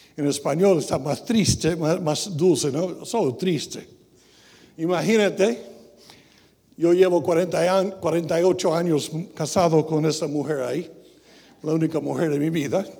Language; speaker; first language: Spanish; non-native, fluent; English